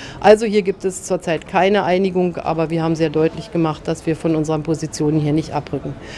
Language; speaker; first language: German; native; German